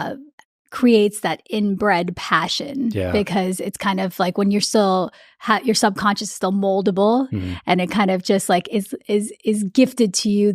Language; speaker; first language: English; early bilingual, other home language; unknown